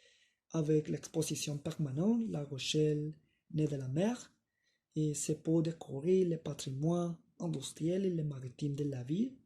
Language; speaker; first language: French; non-native, learner; Spanish